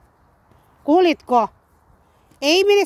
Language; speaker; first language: Finnish; non-native, learner; Cebuano